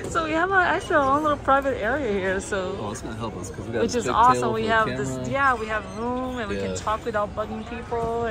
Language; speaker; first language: English; non-native, fluent; Portuguese